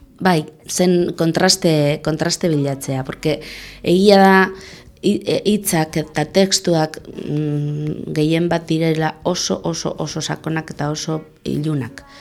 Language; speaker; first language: Basque; non-native, local second language; Spanish